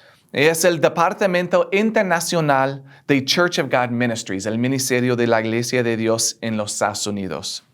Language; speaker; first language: Spanish; non-native, fluent; English